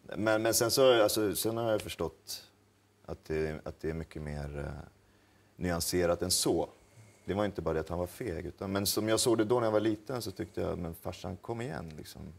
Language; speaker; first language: Swedish; native; Swedish